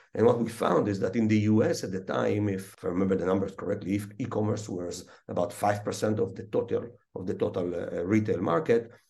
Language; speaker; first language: English; early bilingual, other home language; Hebrew